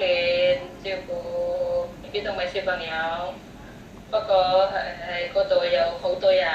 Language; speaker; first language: Cantonese; non-native, learner; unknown